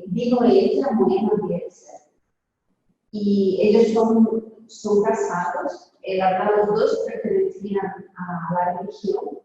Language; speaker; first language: Spanish; non-native, fluent; Portuguese